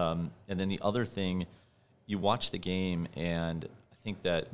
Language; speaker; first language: English; native; English